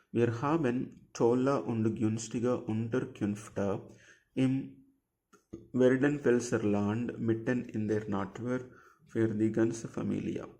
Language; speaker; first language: German; non-native, fluent; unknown